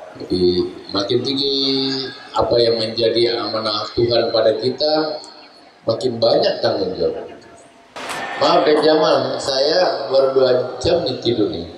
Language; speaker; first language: Indonesian; native; Indonesian